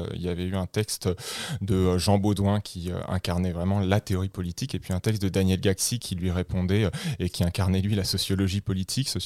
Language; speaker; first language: French; native; French